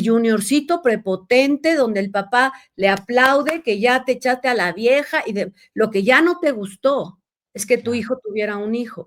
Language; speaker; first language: Spanish; native; Spanish